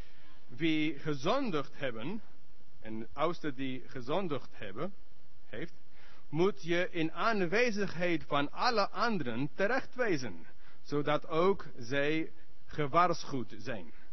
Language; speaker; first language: Dutch; non-native, learner; English